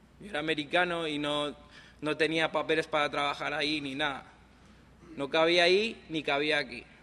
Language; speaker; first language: Spanish; non-native, local second language; English